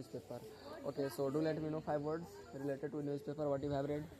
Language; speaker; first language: English; non-native, local second language; Hindi